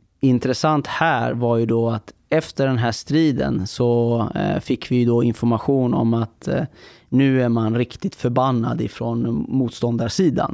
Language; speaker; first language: Swedish; early bilingual, other home language; Persian